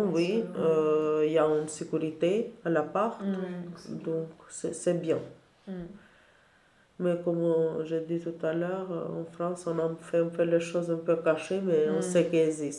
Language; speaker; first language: French; non-native, learner; Albanian